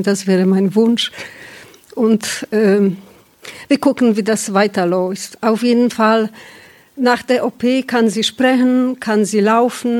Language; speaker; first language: German; non-native, fluent; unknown